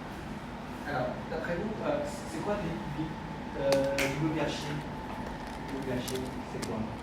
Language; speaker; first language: French; non-native, fluent; Khmer